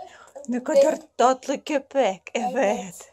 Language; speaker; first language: Turkish; non-native, learner; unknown